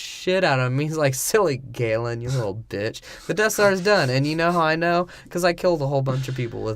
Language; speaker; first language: English; native; English